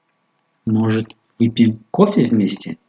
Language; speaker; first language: Russian; non-native, local second language; Tajik